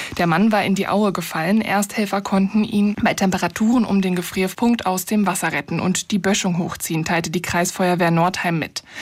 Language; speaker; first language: German; native; German